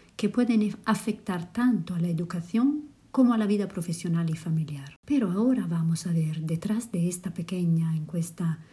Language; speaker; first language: Spanish; non-native, learner; Italian